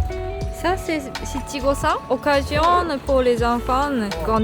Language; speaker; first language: French; non-native, learner; Japanese